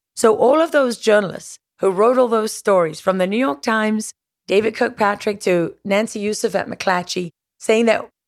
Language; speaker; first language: English; native; English